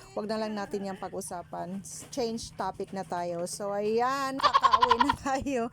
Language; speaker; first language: Filipino; native; Filipino